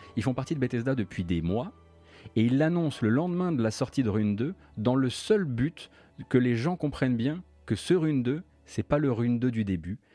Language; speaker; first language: French; native; French